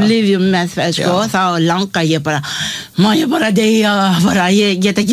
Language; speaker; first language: Icelandic; non-native, learner; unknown